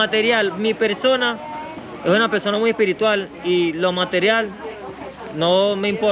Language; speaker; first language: Spanish; native; Spanish